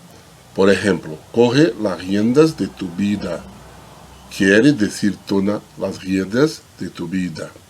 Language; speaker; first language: Spanish; non-native, fluent; Portuguese